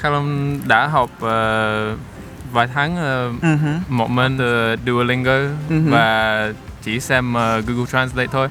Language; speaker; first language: Vietnamese; non-native, learner; English